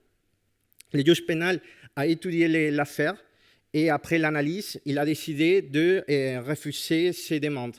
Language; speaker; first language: French; non-native, fluent; Spanish